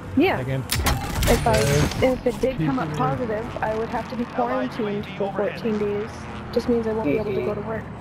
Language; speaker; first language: English; early bilingual, other home language; Turkish